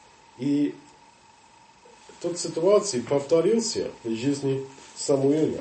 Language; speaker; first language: Russian; non-native, fluent; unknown